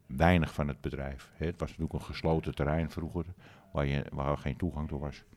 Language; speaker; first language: Dutch; native; Dutch